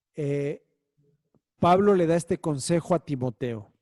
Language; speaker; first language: Spanish; native; Spanish